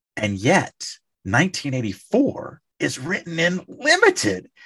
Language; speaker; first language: English; native; English